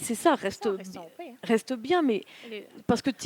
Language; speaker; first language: French; native; French